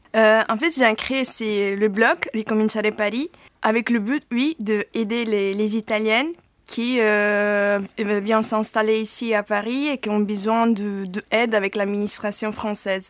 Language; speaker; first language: French; non-native, fluent; Italian